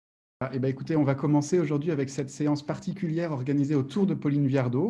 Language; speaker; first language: French; native; French